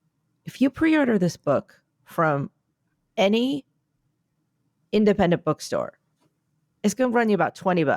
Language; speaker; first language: English; native; English